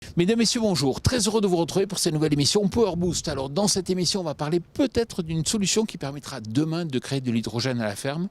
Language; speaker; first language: French; native; French